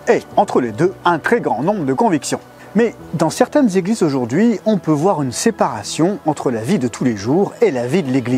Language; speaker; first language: French; native; French